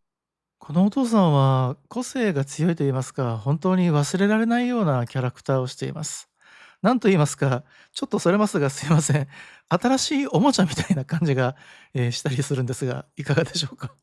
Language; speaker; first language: Japanese; native; Japanese